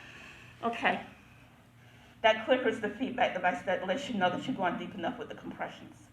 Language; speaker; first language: English; native; English